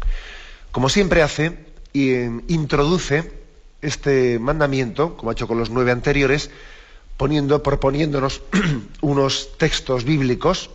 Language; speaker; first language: Spanish; native; Spanish